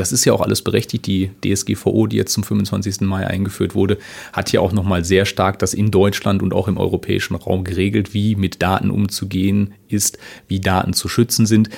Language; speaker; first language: German; native; German